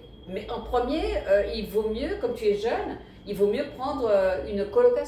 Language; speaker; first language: French; early bilingual, other home language; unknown